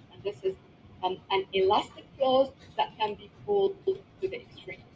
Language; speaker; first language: English; non-native, local second language; Arabic